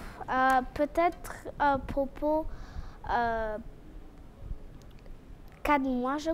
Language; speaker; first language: French; early bilingual, other home language; Spanish